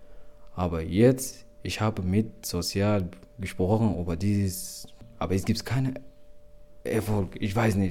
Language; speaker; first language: German; non-native, learner; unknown